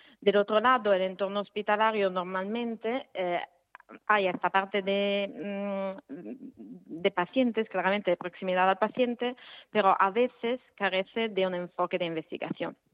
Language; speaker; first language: Spanish; non-native, fluent; Italian